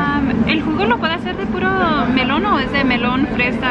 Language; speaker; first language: Spanish; early bilingual, heritage; English